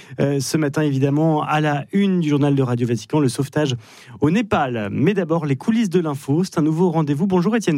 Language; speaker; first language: French; native; French